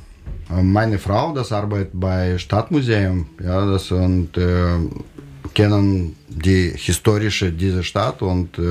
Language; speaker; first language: German; non-native, learner; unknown